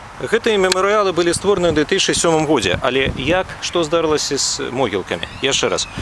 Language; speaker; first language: Belarusian; native; Belarusian